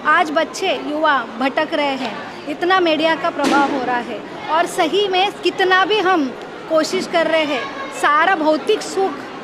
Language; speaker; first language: Hindi; non-native, local second language; Marathi